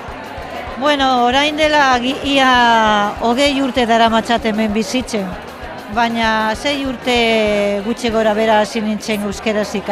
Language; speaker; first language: Basque; non-native, learner; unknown